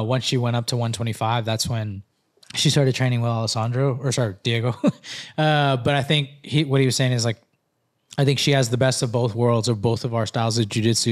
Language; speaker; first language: English; early bilingual, other home language; Spanish